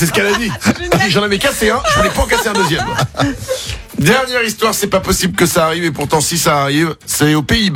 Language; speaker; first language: French; native; French